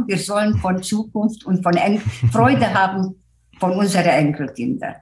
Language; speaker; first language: German; non-native, fluent; Hungarian